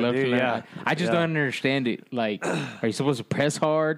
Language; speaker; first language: English; non-native, fluent; Spanish